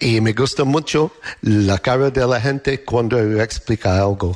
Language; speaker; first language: Spanish; non-native, learner; English